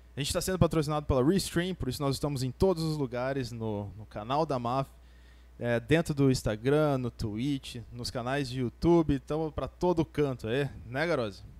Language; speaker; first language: Portuguese; native; Portuguese